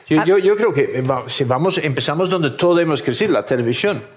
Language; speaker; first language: Spanish; non-native, fluent; Swedish